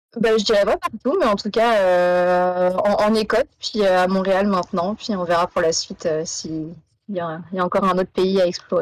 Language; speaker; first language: French; native; French